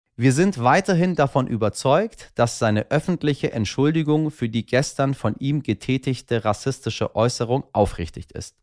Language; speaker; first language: German; early bilingual, other home language; Persian